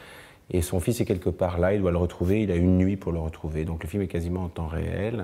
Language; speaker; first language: French; native; French